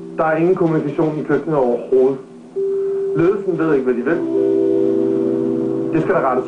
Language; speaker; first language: Danish; native; Danish